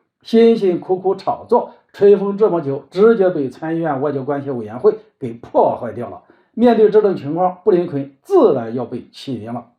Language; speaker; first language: Chinese; native; Chinese